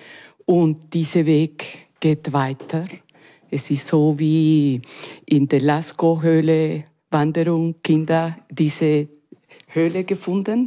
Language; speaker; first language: German; non-native, learner; Spanish